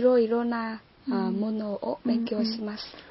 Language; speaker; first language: Japanese; non-native, learner; Vietnamese